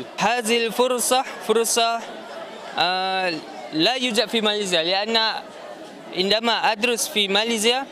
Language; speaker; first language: Arabic; non-native, learner; Malay